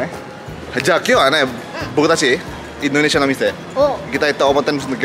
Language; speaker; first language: Japanese; non-native, fluent; Indonesian